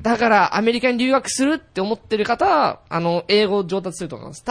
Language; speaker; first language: Japanese; native; Japanese